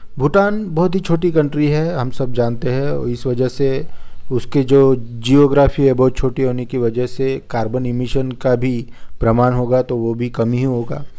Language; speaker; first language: Hindi; non-native, local second language; Marathi